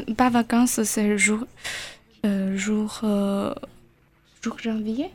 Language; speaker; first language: French; non-native, learner; Chinese